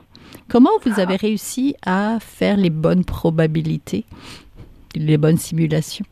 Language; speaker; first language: French; native; French